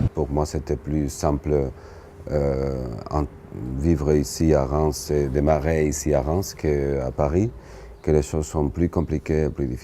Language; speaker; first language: French; non-native, fluent; Spanish